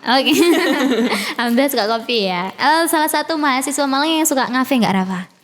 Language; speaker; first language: Indonesian; native; Indonesian